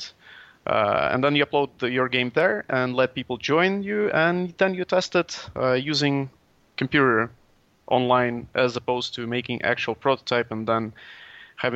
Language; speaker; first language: English; non-native, fluent; Latvian